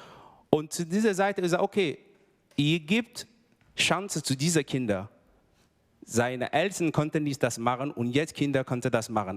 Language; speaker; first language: German; non-native, fluent; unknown